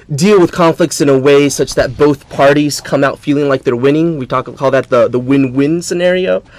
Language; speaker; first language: English; native; English